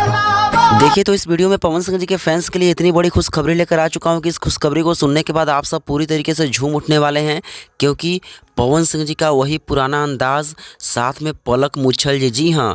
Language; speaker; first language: Hindi; non-native, local second language; Bhojpuri